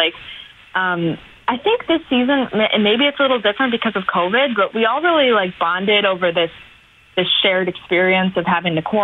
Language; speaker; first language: English; native; English